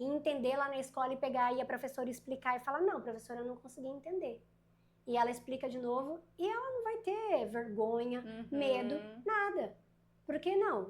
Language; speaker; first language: Portuguese; native; Portuguese